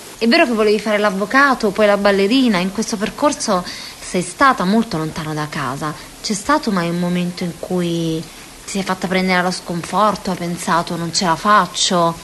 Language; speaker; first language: Italian; native; Italian